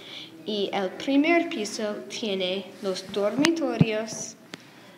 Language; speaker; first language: Spanish; non-native, learner; English